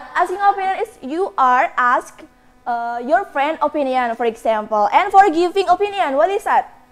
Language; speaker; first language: English; non-native, learner; Indonesian